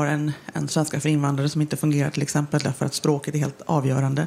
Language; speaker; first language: Swedish; native; Swedish